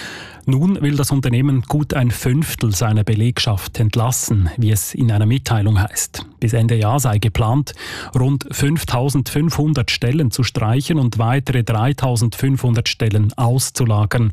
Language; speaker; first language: German; native; German